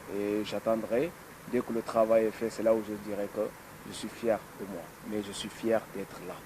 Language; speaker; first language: French; non-native, local second language; Wolof